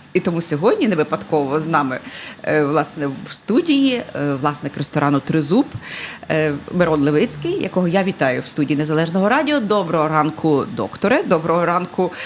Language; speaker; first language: Ukrainian; native; Ukrainian